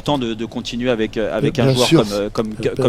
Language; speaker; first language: French; native; French